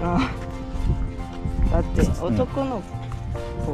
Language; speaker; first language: Japanese; early bilingual, heritage; Chinese